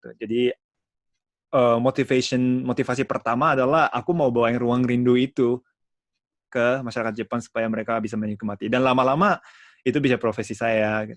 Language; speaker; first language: Indonesian; non-native, fluent; Japanese